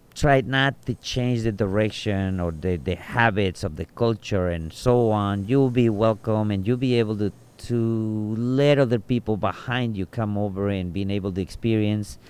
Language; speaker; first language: English; non-native, fluent; Spanish